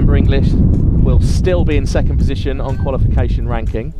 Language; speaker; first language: English; native; English